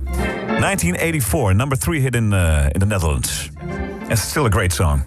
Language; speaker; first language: English; non-native, fluent; Dutch